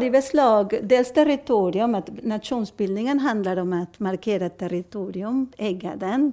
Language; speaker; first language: Swedish; non-native, fluent; Spanish